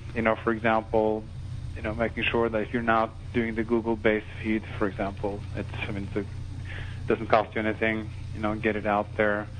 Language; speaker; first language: English; non-native, fluent; Norwegian